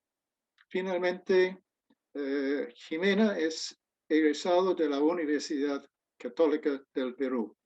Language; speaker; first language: Spanish; non-native, fluent; English